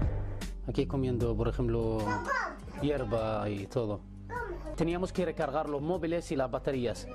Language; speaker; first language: Spanish; non-native, fluent; Arabic